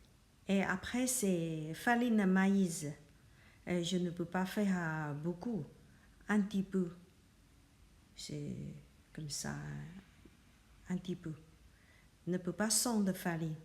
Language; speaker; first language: French; non-native, learner; Chinese